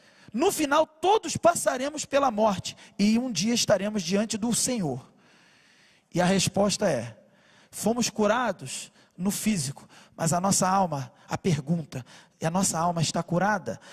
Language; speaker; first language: Portuguese; native; Portuguese